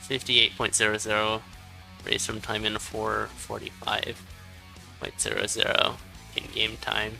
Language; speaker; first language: English; native; English